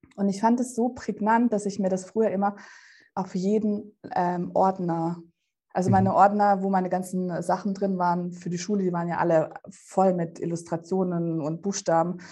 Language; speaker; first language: German; early bilingual, other home language; Russian